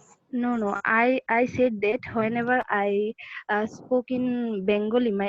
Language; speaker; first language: English; non-native, learner; Bangla